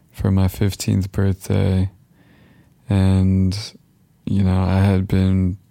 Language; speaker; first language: English; native; English